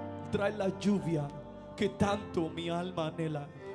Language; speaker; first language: Spanish; native; Spanish